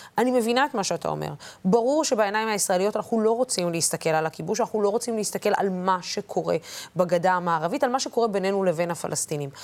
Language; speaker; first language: Hebrew; non-native, local second language; Arabic